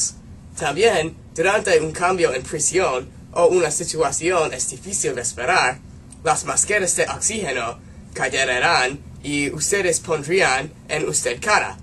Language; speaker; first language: Spanish; non-native, learner; English